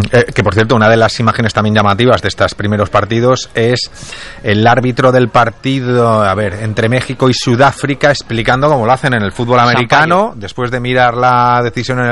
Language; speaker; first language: Spanish; native; Spanish